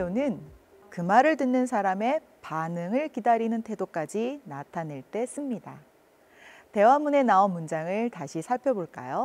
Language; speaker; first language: Korean; native; Korean